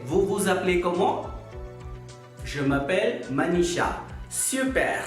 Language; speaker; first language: French; non-native, fluent; Tamil